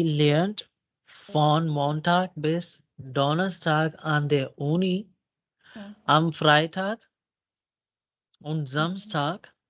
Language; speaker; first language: German; non-native, fluent; Urdu